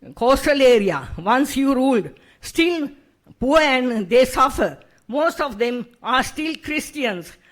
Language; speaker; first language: English; non-native, local second language; Sinhala